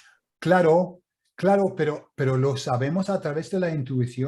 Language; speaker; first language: Spanish; non-native, fluent; English